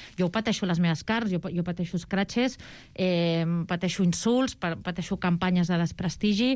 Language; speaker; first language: Catalan; native; Catalan